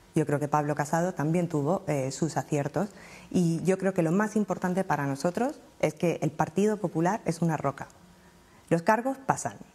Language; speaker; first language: Spanish; native; Spanish